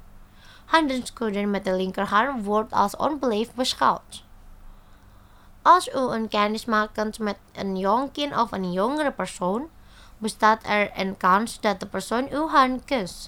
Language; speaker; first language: Dutch; non-native, fluent; Indonesian